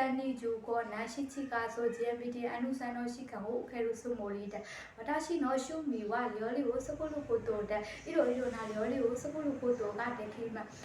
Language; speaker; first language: Japanese; non-native, learner; Burmese